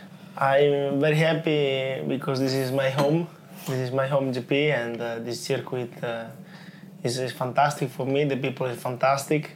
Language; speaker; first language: English; non-native, learner; Italian